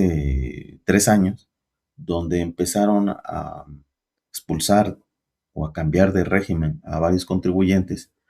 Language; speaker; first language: Spanish; native; Spanish